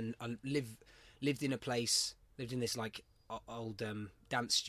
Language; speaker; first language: English; native; English